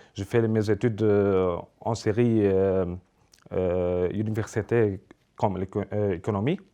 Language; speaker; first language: French; non-native, learner; Arabic